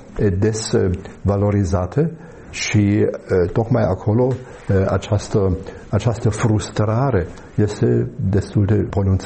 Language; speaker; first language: Romanian; non-native, fluent; German